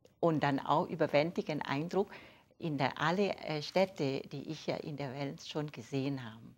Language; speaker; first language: German; non-native, fluent; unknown